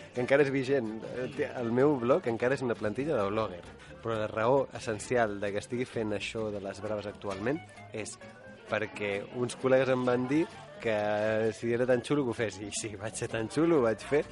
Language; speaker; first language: Catalan; native; Catalan